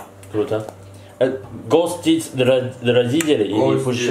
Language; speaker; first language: Russian; non-native, learner; Chinese